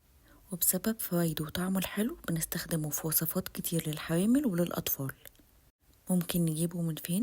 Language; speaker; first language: Arabic; native; Arabic